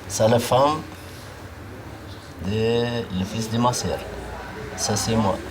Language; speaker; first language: French; non-native, learner; Arabic